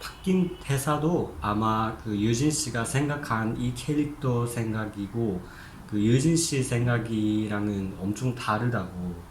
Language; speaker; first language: Korean; non-native, fluent; Japanese